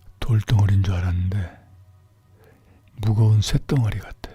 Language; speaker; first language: Korean; native; Korean